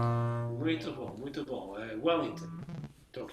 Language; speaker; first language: Portuguese; non-native, learner; English